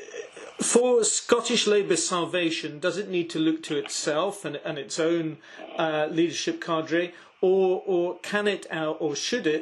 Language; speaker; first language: English; native; English